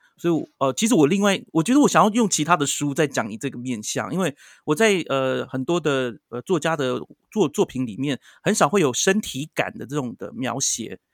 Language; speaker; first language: Chinese; native; Chinese